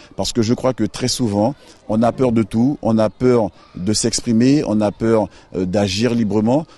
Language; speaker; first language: French; native; French